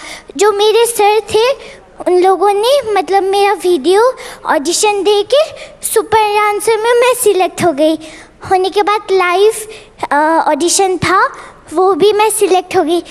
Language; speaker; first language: Hindi; non-native, local second language; Bangla